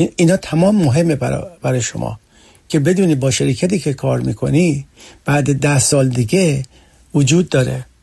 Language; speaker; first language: Persian; early bilingual, heritage; Persian